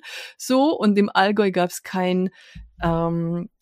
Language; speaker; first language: German; non-native, fluent; Hungarian